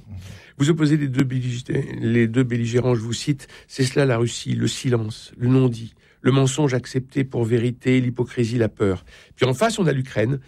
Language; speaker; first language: French; native; French